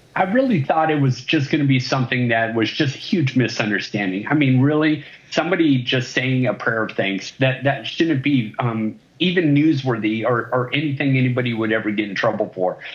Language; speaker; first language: English; native; English